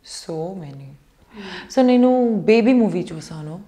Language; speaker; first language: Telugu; non-native, learner; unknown